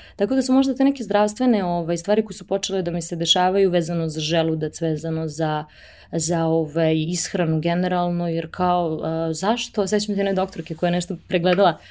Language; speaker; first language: Serbian; native; Serbian